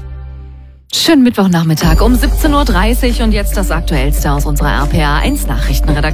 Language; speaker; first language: German; native; German